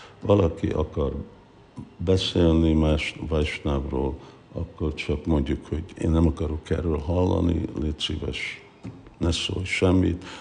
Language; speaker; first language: Hungarian; early bilingual, heritage; Hungarian